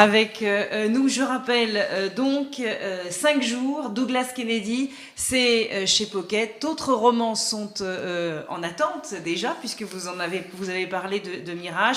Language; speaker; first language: French; native; French